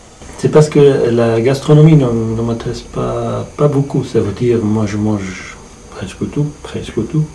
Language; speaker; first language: French; non-native, fluent; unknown